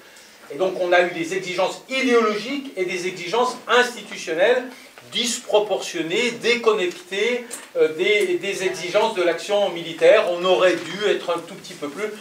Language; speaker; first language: French; native; French